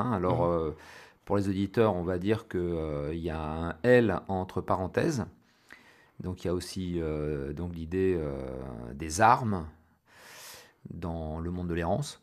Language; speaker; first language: French; native; French